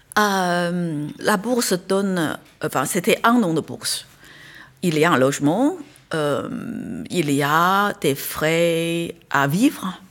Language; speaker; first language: French; non-native, fluent; Chinese